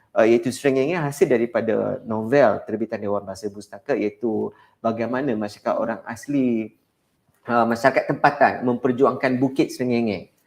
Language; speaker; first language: Malay; native; Malay